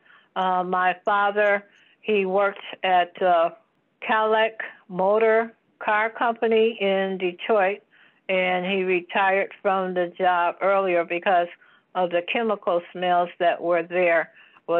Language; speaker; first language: English; native; English